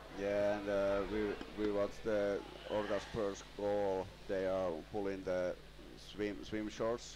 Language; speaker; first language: English; non-native, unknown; Finnish